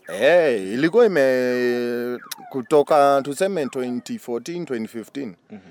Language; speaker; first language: Swahili; non-native, local second language; Kikuyu